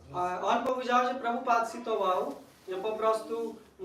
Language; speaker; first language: Polish; non-native, learner; Hindi